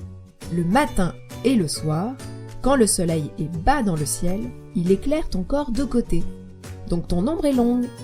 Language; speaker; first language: French; native; French